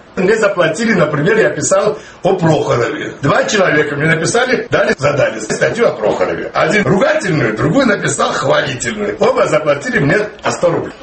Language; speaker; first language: Russian; native; Russian